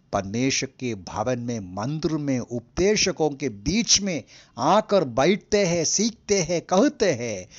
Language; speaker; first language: Hindi; non-native, local second language; Malayalam